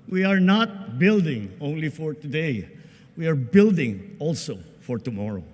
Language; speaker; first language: English; non-native, local second language; Filipino